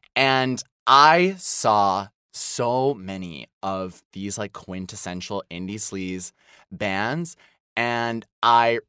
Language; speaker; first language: English; native; English